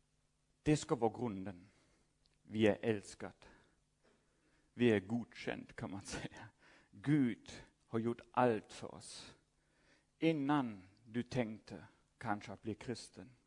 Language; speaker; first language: Swedish; non-native, fluent; German